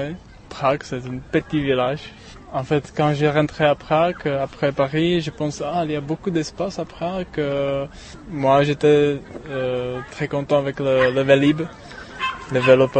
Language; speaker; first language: French; non-native, learner; Czech